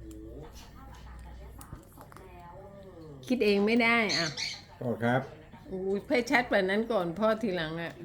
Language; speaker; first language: Thai; native; Thai